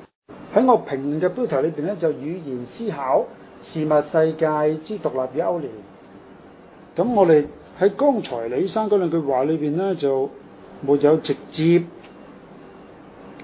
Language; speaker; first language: Chinese; non-native, local second language; Cantonese